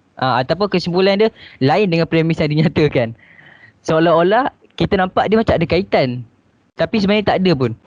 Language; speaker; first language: Malay; native; Malay